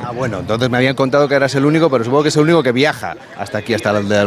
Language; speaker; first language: Spanish; native; Spanish